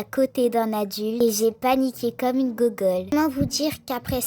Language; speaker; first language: French; native; French